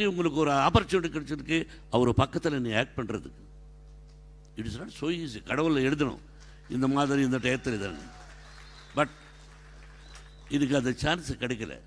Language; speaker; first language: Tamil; non-native, learner; Telugu